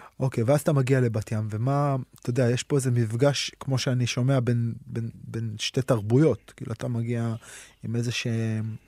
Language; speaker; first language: Hebrew; native; Hebrew